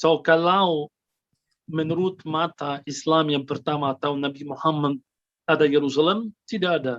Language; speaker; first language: Indonesian; non-native, fluent; Arabic